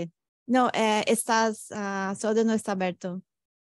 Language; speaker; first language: Spanish; non-native, fluent; Portuguese